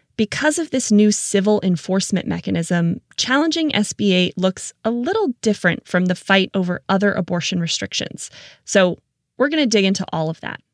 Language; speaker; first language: English; native; English